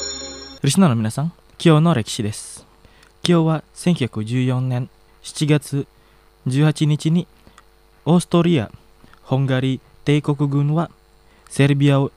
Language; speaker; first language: Japanese; non-native, fluent; Indonesian